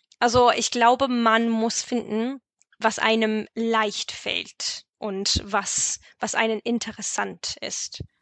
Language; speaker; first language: German; non-native, fluent; English